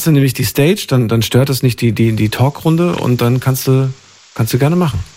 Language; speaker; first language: German; native; German